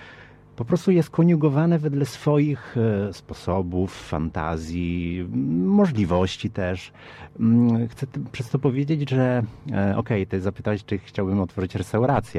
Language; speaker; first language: Polish; early bilingual, heritage; Polish